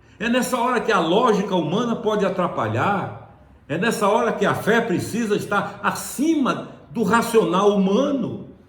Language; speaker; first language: Portuguese; native; Portuguese